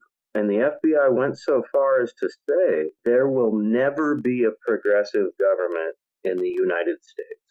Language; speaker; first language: English; native; English